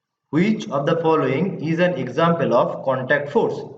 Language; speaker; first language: English; non-native, local second language; Bangla